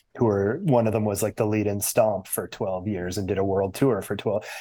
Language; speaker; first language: English; native; English